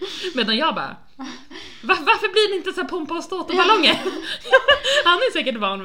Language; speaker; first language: Swedish; native; Swedish